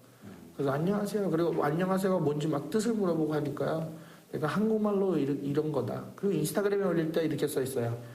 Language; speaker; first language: Korean; early bilingual, heritage; Korean